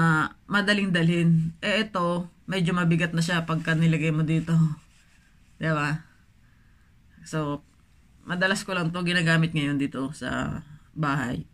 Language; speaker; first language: Filipino; native; Filipino